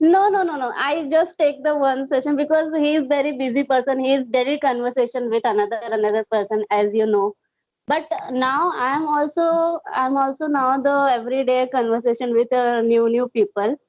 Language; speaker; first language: English; non-native, learner; Hindi